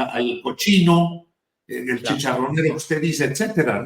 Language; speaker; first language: Spanish; native; Spanish